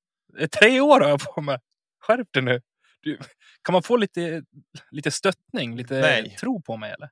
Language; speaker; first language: Swedish; native; Swedish